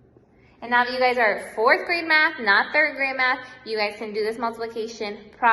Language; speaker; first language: English; native; English